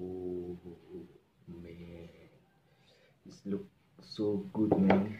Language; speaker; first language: English; non-native, learner; Indonesian